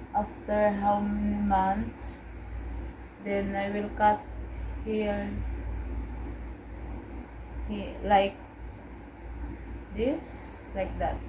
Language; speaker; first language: English; non-native, learner; Cebuano